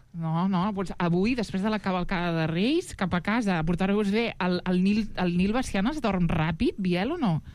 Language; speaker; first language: Catalan; native; Catalan